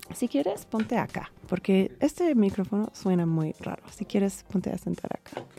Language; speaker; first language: Spanish; non-native, fluent; English